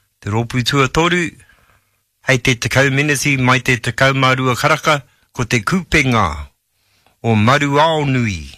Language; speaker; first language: Māori; native; Māori